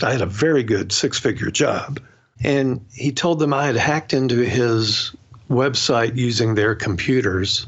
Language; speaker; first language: English; native; English